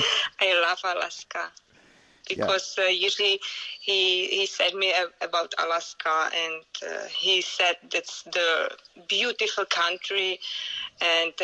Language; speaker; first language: English; non-native, learner; Czech